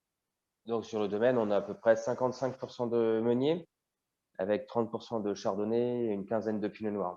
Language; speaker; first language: French; native; French